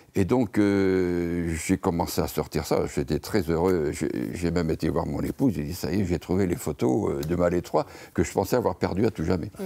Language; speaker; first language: French; native; French